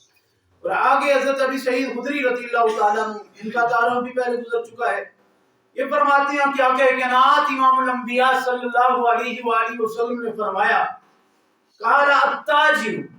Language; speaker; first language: Urdu; native; Urdu